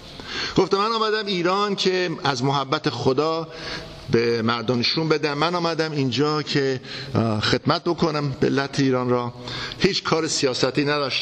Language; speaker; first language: Persian; non-native, fluent; English